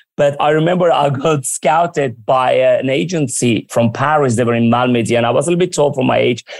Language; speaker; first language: English; early bilingual, other home language; Armenian